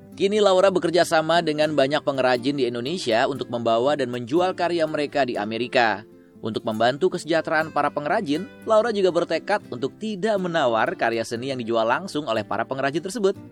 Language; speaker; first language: Indonesian; native; Indonesian